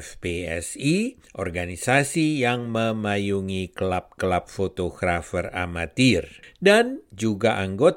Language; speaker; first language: Indonesian; native; Indonesian